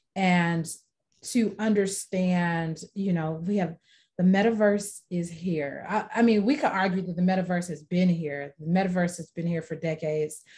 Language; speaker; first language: English; native; English